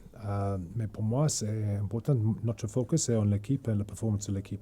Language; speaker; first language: French; non-native, learner; English